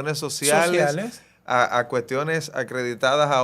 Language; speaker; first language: Spanish; native; Spanish